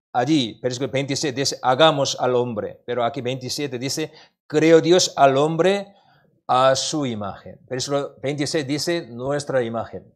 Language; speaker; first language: Spanish; non-native, learner; Korean